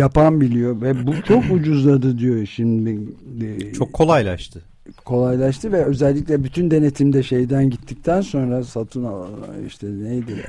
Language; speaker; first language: Turkish; native; Turkish